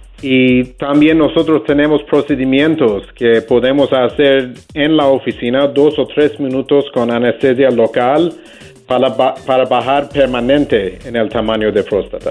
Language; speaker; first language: Spanish; non-native, learner; English